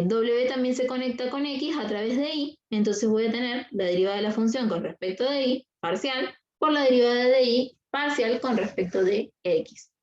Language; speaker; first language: Spanish; native; Spanish